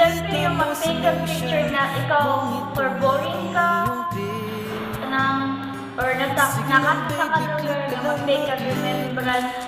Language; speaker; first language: Filipino; non-native, local second language; Cebuano